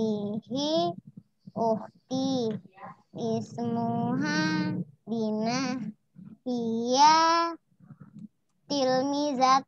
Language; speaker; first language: Arabic; non-native, learner; Indonesian